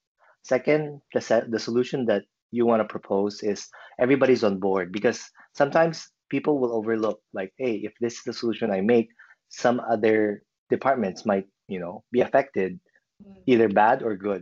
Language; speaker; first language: English; non-native, local second language; Filipino